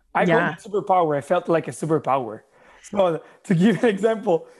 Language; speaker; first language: English; non-native, fluent; Italian